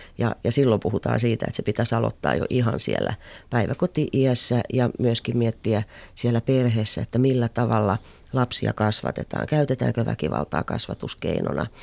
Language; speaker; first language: Finnish; native; Finnish